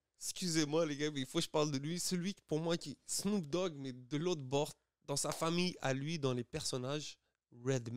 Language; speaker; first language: French; native; French